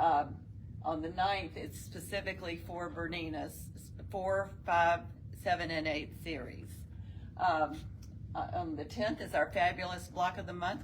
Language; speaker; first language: English; native; English